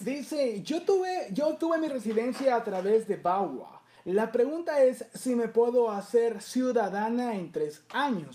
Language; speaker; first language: Spanish; native; Spanish